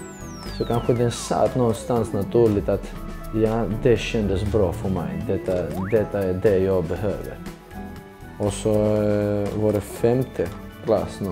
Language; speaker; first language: Swedish; early bilingual, other home language; Georgian